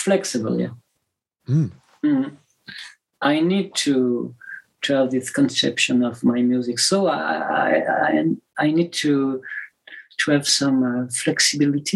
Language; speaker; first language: English; non-native, learner; French